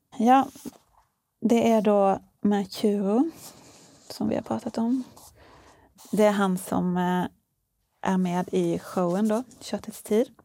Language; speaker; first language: Swedish; native; Swedish